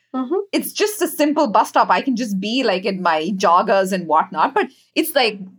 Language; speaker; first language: English; non-native, local second language; Kannada